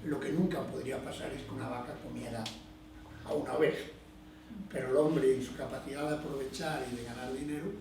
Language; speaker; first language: Spanish; non-native, local second language; Galician